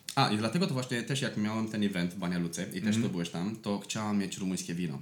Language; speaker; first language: Polish; non-native, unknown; Romanian